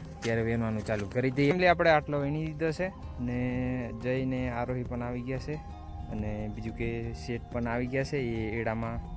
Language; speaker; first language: Gujarati; native; Gujarati